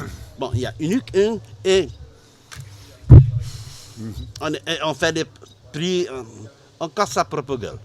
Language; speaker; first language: French; non-native, learner; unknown